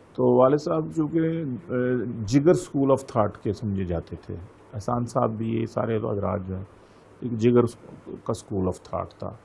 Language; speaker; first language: Urdu; native; Urdu